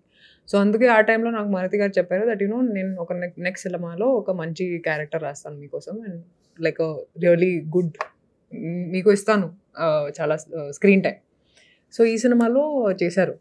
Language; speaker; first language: Telugu; non-native, local second language; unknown